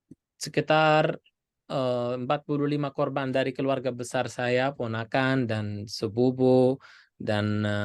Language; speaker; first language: Indonesian; non-native, fluent; Arabic